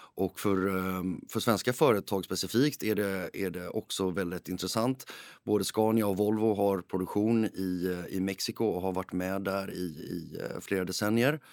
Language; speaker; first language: Swedish; early bilingual, heritage; Swedish